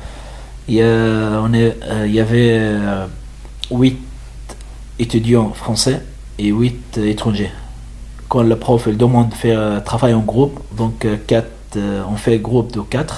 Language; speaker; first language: French; non-native, learner; Arabic